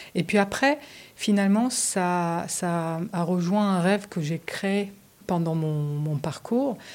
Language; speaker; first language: French; early bilingual, other home language; Romanian